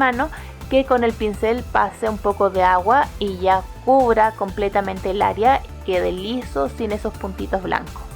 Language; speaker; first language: Spanish; native; Spanish